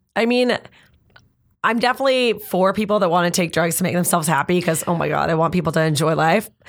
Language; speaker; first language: English; native; English